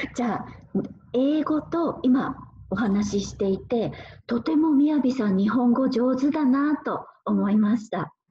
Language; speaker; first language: Japanese; native; Japanese